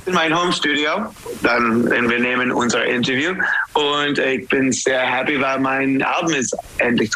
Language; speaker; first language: German; non-native, learner; English